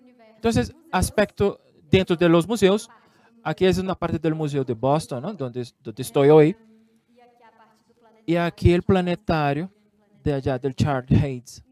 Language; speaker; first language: Spanish; non-native, learner; Portuguese